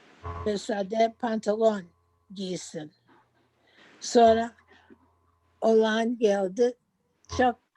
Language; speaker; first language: Turkish; non-native, learner; English